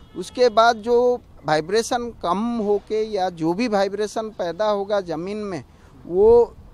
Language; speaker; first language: Hindi; non-native, local second language; Odia